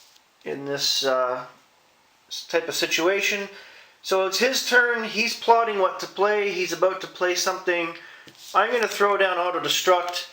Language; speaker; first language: English; native; English